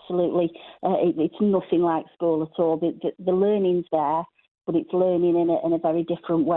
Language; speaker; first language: English; native; English